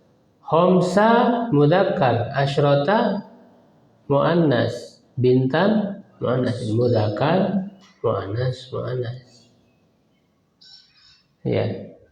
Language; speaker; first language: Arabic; non-native, fluent; Indonesian